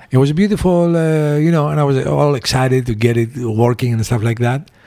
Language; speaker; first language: English; early bilingual, other home language; Greek